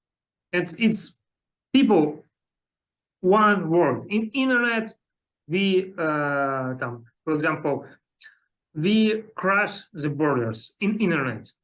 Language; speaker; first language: English; non-native, learner; Russian